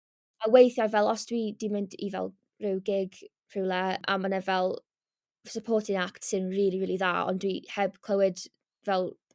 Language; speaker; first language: Welsh; non-native, local second language; English